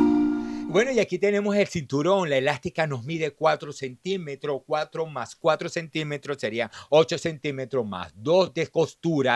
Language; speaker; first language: Spanish; native; Spanish